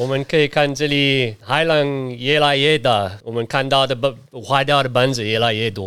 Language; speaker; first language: Chinese; non-native, learner; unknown